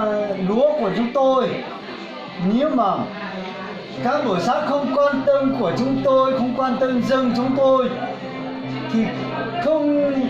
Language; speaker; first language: Vietnamese; non-native, local second language; Hmong